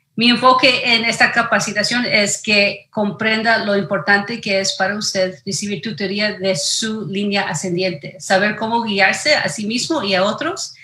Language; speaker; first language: Spanish; early bilingual, heritage; Spanish